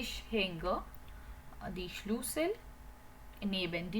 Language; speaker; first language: German; non-native, fluent; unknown